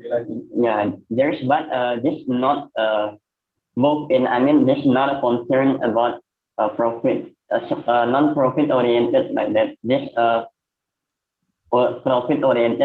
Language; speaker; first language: English; non-native, learner; Indonesian